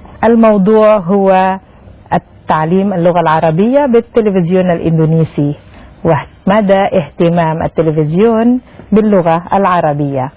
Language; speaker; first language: Arabic; non-native, fluent; Indonesian